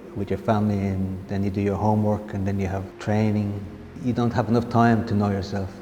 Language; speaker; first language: English; native; English